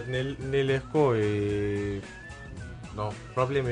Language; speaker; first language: Russian; non-native, learner; Estonian